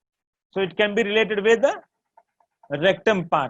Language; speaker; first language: English; non-native, local second language; Tamil